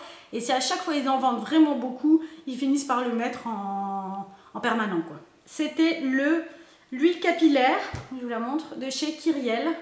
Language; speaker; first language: French; native; French